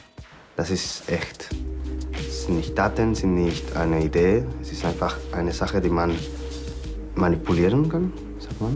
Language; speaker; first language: German; non-native, learner; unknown